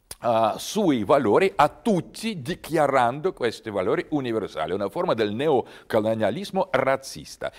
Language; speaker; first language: Italian; non-native, learner; Russian